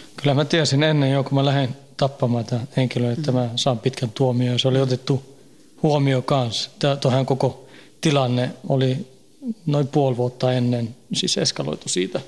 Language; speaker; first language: Finnish; early bilingual, heritage; Finnish